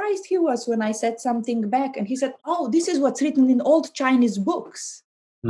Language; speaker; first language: English; non-native, fluent; Slovenian